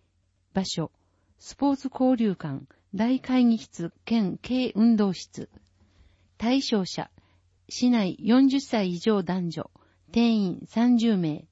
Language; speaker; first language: Japanese; native; Japanese